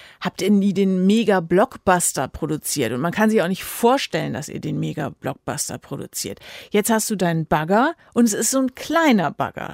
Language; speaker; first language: German; native; German